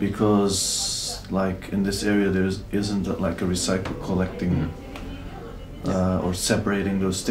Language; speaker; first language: English; non-native, learner; Turkish